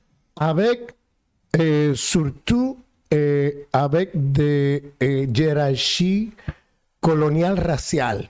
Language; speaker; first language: French; non-native, fluent; Spanish